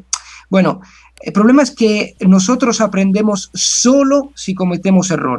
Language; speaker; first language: Spanish; non-native, fluent; Italian